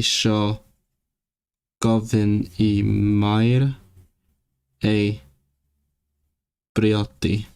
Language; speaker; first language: Welsh; non-native, learner; Cantonese